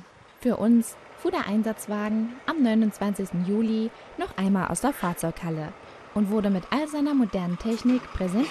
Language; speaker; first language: German; native; German